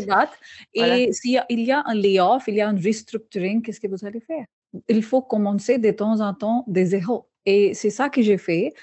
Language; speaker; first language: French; non-native, learner; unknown